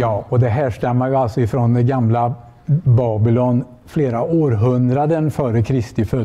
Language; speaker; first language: Swedish; native; Swedish